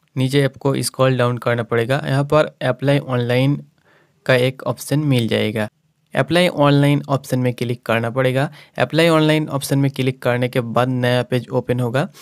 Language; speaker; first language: Hindi; non-native, local second language; Bangla